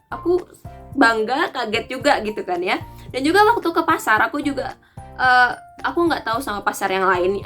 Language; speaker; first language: Indonesian; native; Indonesian